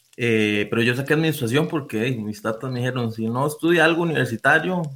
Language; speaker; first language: Spanish; native; Spanish